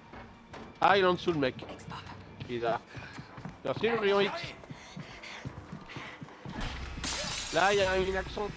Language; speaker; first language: French; native; French